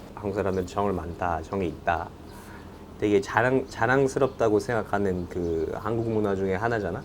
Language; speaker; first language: Korean; non-native, fluent; French